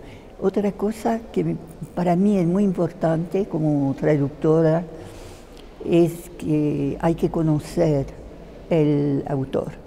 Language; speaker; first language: Spanish; non-native, fluent; French